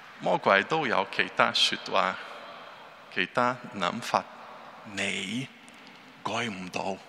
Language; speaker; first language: Chinese; non-native, learner; Portuguese